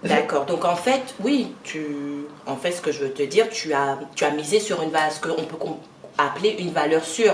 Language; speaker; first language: French; native; French